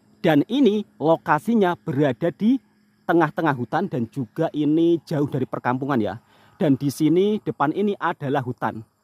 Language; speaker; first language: Indonesian; native; Indonesian